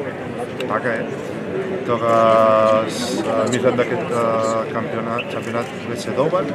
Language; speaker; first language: Macedonian; non-native, learner; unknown